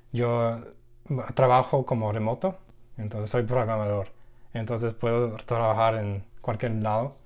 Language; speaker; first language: Spanish; non-native, learner; English